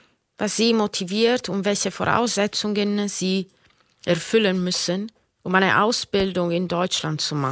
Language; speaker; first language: German; non-native, fluent; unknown